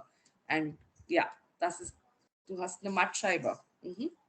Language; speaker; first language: German; non-native, fluent; Marathi